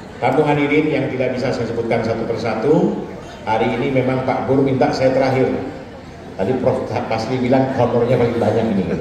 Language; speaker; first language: Indonesian; non-native, local second language; Minangkabau